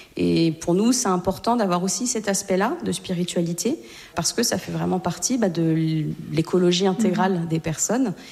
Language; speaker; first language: French; native; French